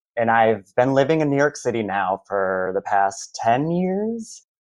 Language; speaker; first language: English; native; English